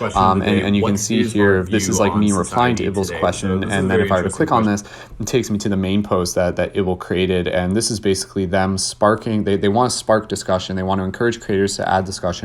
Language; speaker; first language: English; native; English